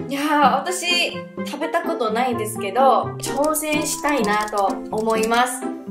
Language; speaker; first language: Japanese; non-native, fluent; Chinese